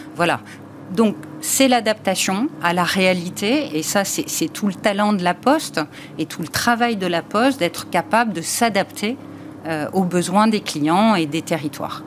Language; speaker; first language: French; native; French